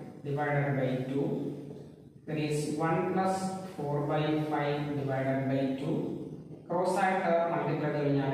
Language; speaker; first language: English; non-native, local second language; Malayalam